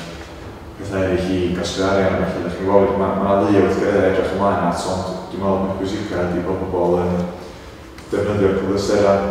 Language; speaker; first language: Welsh; native; Welsh